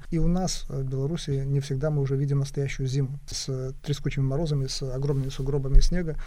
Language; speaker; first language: Russian; native; Russian